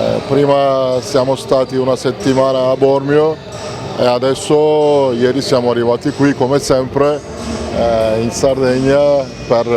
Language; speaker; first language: Italian; non-native, fluent; Turkish